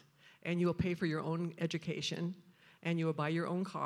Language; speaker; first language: English; native; English